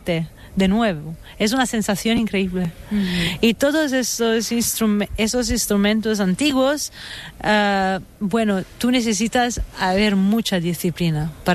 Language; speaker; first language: Spanish; non-native, fluent; Italian